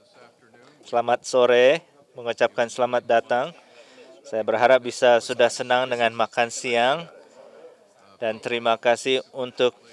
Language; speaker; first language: Indonesian; non-native, fluent; English